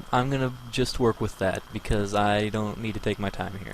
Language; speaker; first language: English; native; English